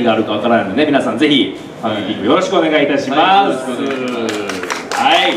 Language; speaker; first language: Japanese; native; Japanese